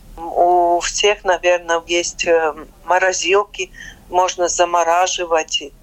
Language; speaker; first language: Russian; non-native, local second language; Latvian